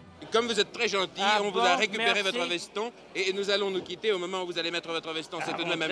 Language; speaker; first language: French; native; French